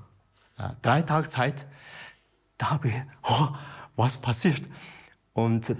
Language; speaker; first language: German; non-native, learner; Chinese